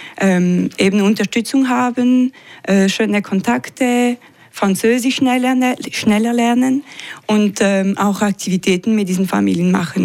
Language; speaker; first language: German; non-native, local second language; French